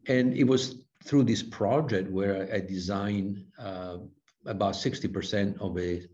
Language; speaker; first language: English; non-native, fluent; Italian